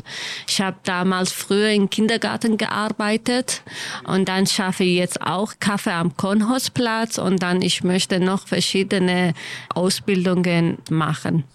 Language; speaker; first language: German; non-native, learner; Kurdish